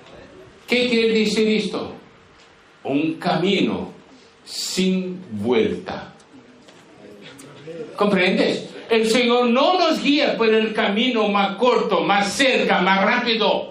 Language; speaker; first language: Spanish; non-native, fluent; Portuguese